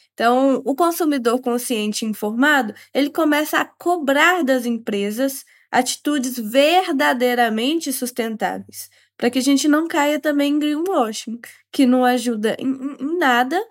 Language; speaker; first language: Portuguese; native; Portuguese